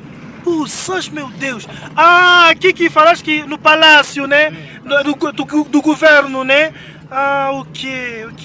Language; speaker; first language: Portuguese; non-native, learner; Lingala